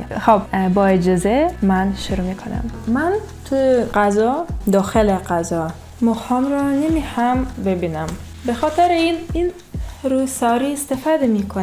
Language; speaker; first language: Persian; non-native, learner; Russian